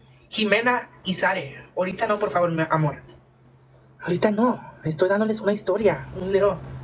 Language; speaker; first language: Spanish; early bilingual, heritage; Spanish